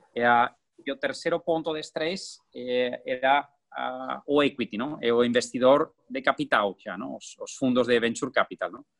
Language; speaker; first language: Portuguese; non-native, fluent; Spanish